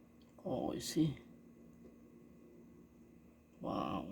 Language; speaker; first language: English; non-native, local second language; Filipino